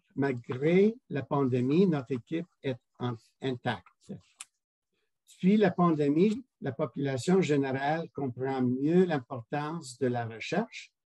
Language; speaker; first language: French; non-native, local second language; English